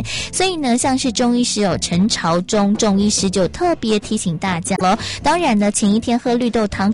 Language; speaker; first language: Chinese; native; Chinese